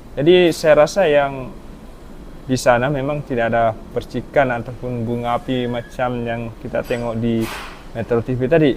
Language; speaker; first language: Malay; native; Malay